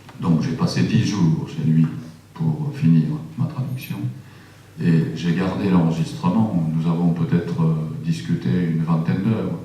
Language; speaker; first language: French; non-native, fluent; Japanese